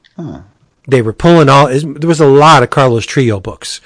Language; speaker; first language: English; native; English